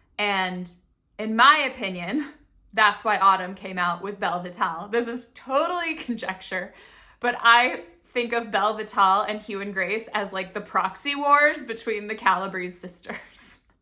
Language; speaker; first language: English; native; English